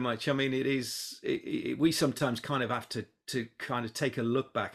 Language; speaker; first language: English; native; English